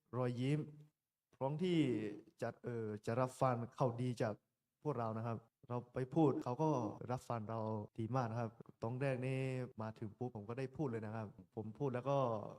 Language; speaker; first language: Thai; non-native, local second language; S'gaw Karen